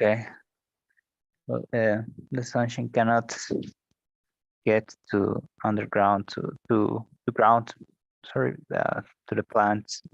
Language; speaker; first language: English; non-native, learner; Spanish